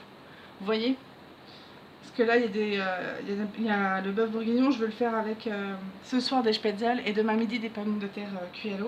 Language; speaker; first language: French; native; French